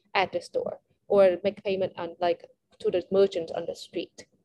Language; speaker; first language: English; non-native, fluent; Vietnamese